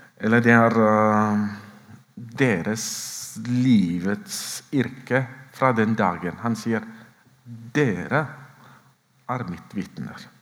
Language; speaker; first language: Norwegian; non-native, fluent; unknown